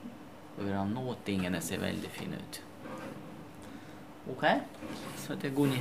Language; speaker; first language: Norwegian; non-native, fluent; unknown